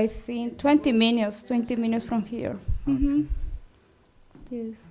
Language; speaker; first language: English; non-native, learner; Spanish